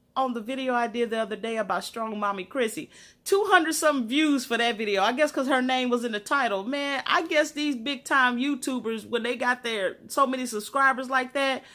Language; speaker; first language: English; native; English